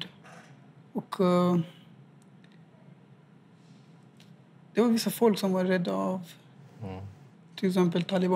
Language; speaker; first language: Swedish; non-native, fluent; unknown